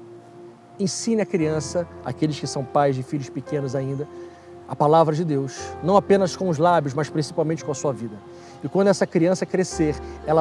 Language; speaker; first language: Portuguese; native; Portuguese